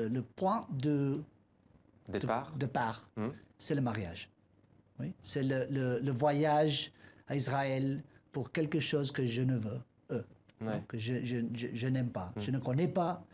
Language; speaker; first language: French; non-native, learner; Spanish